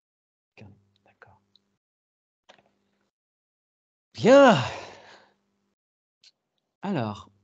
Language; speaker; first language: French; native; French